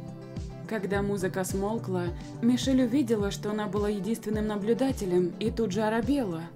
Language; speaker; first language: Russian; native; Russian